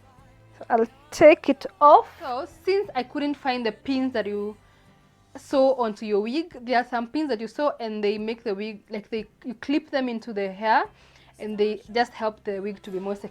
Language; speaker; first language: English; non-native, local second language; Swahili